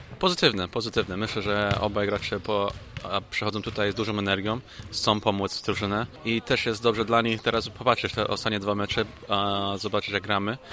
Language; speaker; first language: Polish; early bilingual, heritage; English